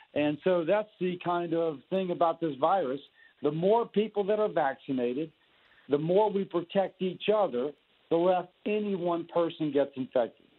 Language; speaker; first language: English; native; English